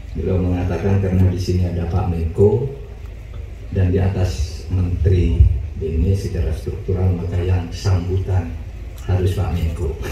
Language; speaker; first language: Indonesian; non-native, local second language; Madurese